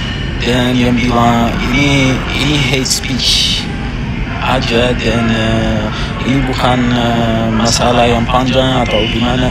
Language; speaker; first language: Indonesian; non-native, fluent; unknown